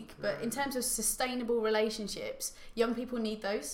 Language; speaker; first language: English; native; English